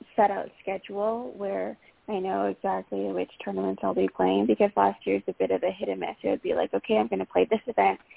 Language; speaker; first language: English; native; English